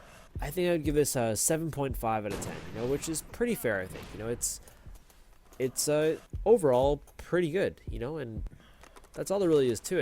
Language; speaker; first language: English; native; English